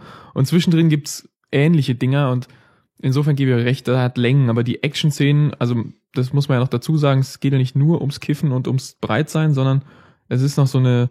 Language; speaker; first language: German; native; German